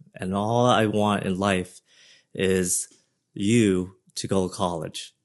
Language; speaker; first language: English; early bilingual, other home language; Vietnamese